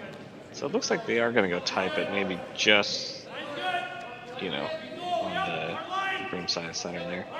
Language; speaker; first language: English; native; English